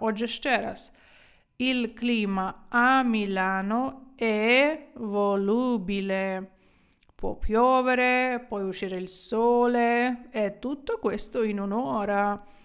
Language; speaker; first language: Italian; non-native, fluent; Ukrainian